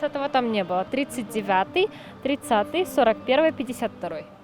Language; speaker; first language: Russian; native; Russian